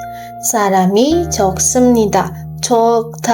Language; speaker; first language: Korean; non-native, learner; Indonesian